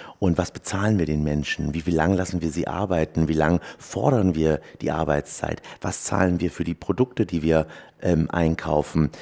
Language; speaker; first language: German; native; German